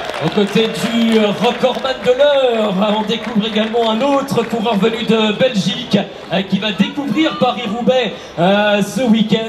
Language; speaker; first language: French; native; French